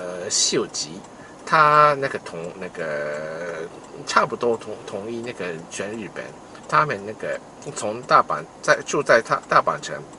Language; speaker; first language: Chinese; non-native, fluent; Japanese